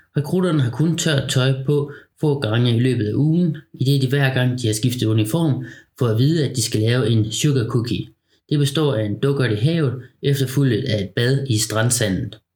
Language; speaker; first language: Danish; native; Danish